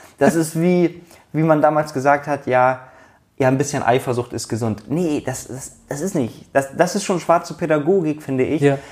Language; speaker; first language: German; early bilingual, other home language; Turkish